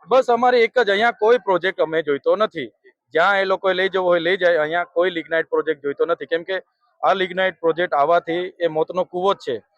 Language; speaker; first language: Gujarati; non-native, local second language; Bhili